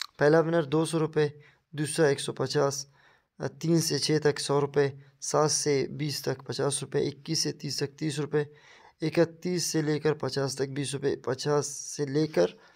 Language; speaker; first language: Urdu; non-native, local second language; Baluchi